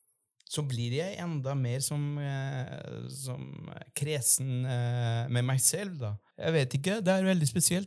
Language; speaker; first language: Norwegian; non-native, fluent; Spanish